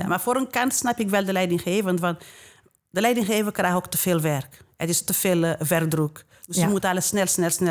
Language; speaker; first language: Dutch; non-native, fluent; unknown